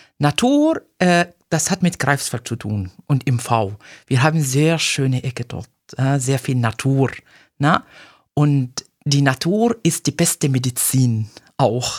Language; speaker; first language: German; non-native, fluent; Arabic